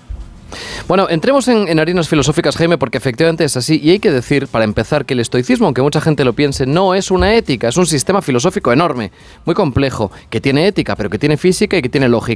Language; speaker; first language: Spanish; native; Spanish